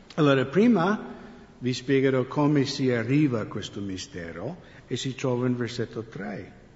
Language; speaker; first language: Italian; non-native, fluent; English